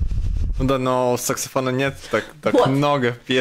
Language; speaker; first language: Russian; non-native, local second language; Latvian